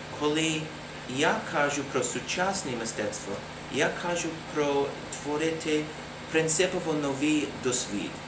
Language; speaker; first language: Ukrainian; non-native, learner; English